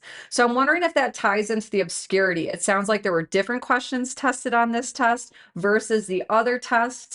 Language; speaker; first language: English; native; English